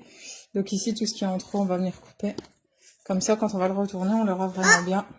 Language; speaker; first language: French; native; French